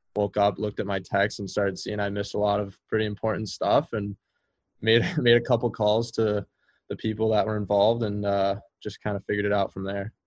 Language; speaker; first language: English; native; English